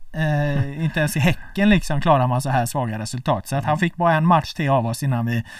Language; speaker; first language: Swedish; native; Swedish